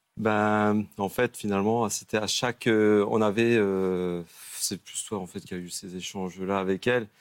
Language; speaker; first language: French; native; French